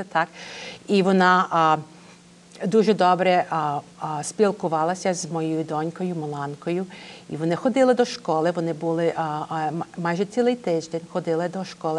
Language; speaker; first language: Ukrainian; early bilingual, heritage; Ukrainian